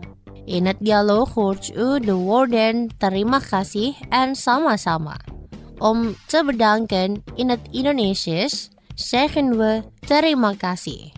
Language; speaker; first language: Dutch; non-native, fluent; Indonesian